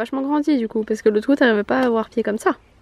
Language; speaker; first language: French; native; French